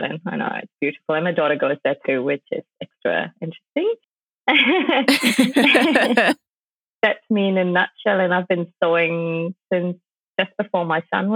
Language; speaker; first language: English; non-native, local second language; Tamil